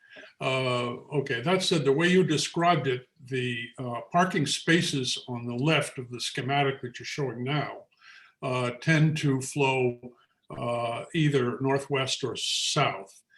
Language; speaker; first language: English; native; English